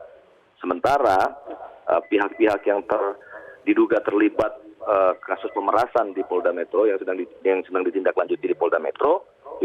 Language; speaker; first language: Indonesian; native; Indonesian